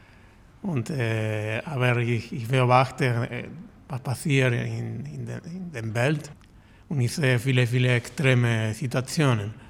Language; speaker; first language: German; non-native, learner; Spanish